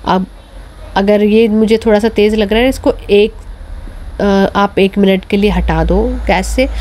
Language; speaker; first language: Hindi; native; Hindi